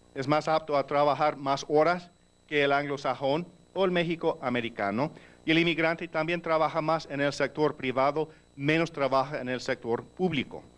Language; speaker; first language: Spanish; early bilingual, heritage; Spanish